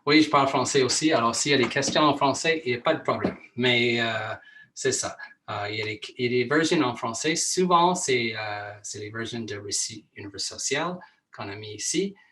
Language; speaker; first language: French; non-native, local second language; English